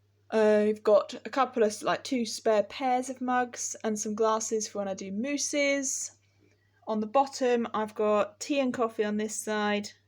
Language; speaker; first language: English; native; English